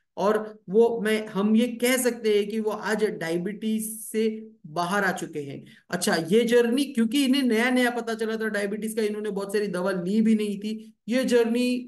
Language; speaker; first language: Hindi; native; Hindi